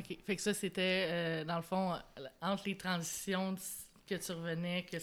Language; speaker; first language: French; native; French